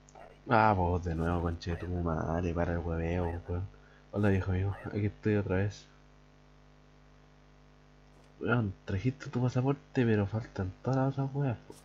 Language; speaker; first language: Spanish; native; Spanish